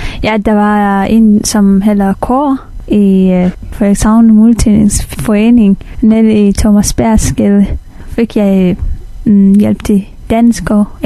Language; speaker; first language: Danish; non-native, fluent; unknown